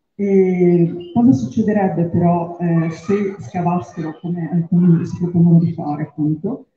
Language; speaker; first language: Italian; native; Italian